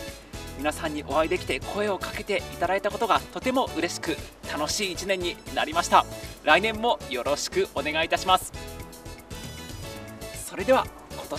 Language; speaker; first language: Japanese; native; Japanese